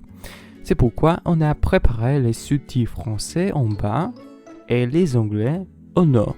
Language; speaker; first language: French; non-native, learner; Polish